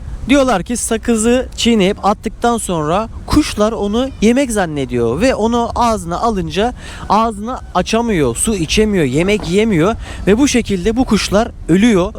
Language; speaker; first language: Turkish; native; Turkish